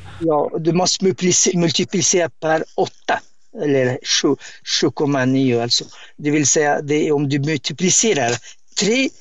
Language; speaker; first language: Swedish; non-native, fluent; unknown